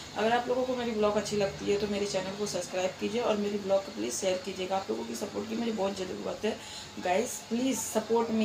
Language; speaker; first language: Hindi; non-native, local second language; Bangla